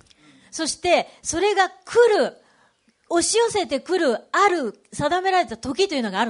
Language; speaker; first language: Japanese; native; Japanese